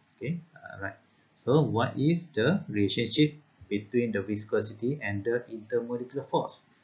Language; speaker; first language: English; non-native, local second language; Malay